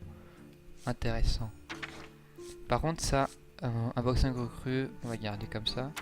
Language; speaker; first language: French; native; French